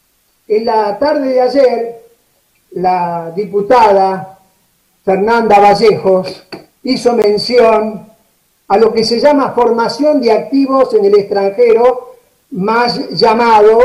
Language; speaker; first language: Spanish; native; Spanish